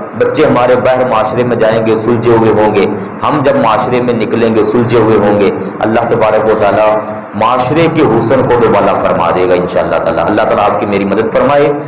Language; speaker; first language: Urdu; non-native, local second language; Punjabi